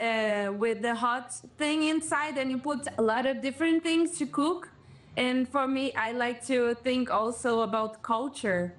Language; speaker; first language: English; non-native, fluent; Portuguese